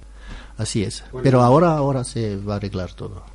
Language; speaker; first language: Spanish; non-native, learner; Romanian